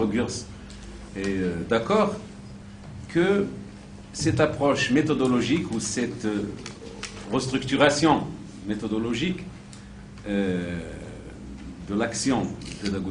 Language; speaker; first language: French; non-native, local second language; Arabic